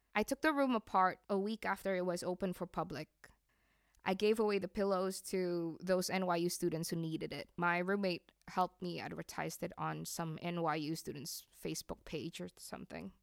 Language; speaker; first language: English; non-native, fluent; Indonesian